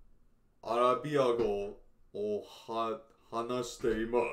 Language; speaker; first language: Japanese; non-native, learner; English